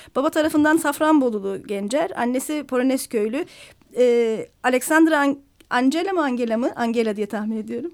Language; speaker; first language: Turkish; native; Turkish